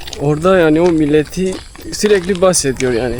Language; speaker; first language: Turkish; non-native, learner; Indonesian